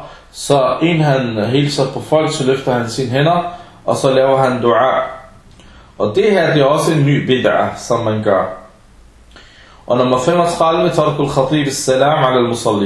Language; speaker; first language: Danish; non-native, fluent; Arabic